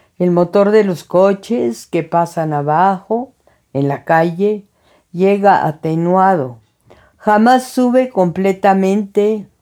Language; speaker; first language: Spanish; early bilingual, other home language; French